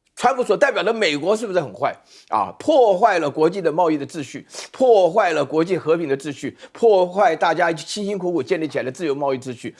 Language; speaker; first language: Chinese; native; Chinese